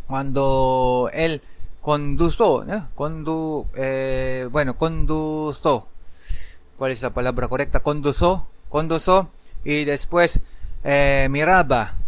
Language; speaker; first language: Spanish; non-native, learner; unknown